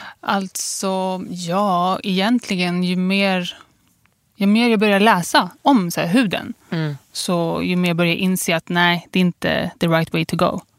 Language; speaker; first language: Swedish; early bilingual, other home language; Kurdish